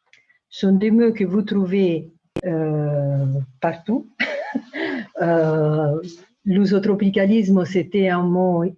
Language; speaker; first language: French; non-native, fluent; Italian